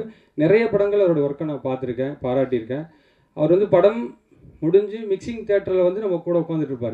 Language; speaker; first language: Tamil; native; Tamil